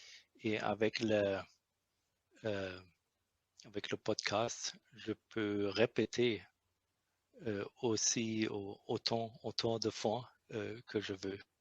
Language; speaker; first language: French; non-native, learner; German